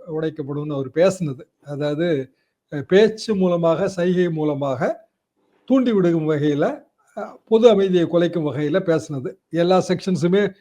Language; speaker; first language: Tamil; native; Tamil